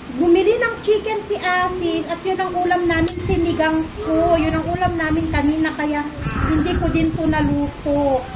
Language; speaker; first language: Filipino; native; Filipino